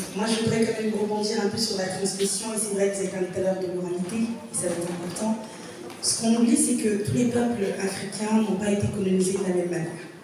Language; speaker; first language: French; native; French